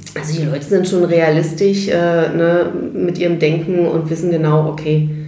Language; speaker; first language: German; native; German